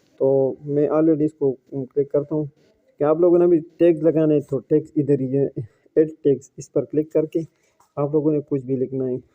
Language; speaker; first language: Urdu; non-native, local second language; Pashto